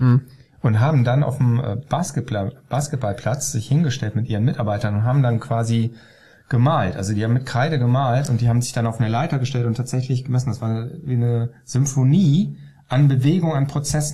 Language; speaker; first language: German; native; German